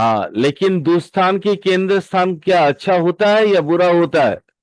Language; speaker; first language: Hindi; native; Hindi